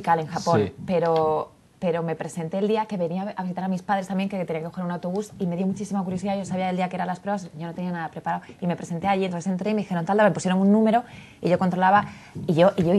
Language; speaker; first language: Spanish; native; Spanish